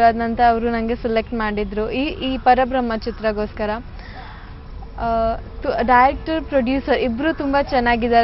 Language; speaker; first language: Kannada; early bilingual, heritage; Kannada